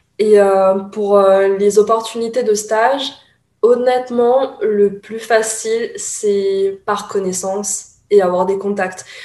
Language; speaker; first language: French; early bilingual, other home language; Chinese